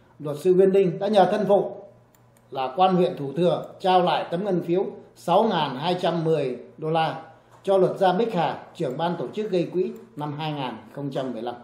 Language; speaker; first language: Vietnamese; native; Vietnamese